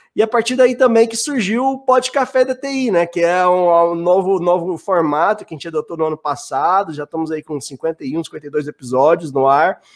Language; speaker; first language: Portuguese; native; Portuguese